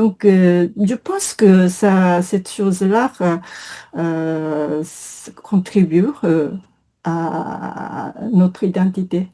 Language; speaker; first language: French; non-native, fluent; Japanese